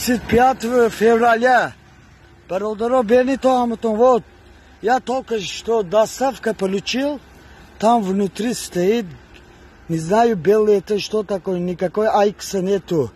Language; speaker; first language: Russian; non-native, learner; Tajik